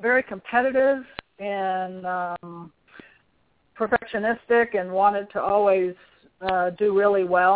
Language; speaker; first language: English; native; English